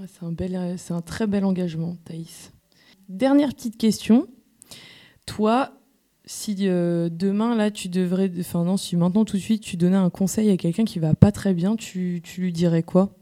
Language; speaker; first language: French; native; French